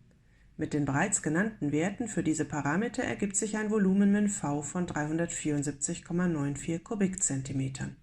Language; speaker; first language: German; native; German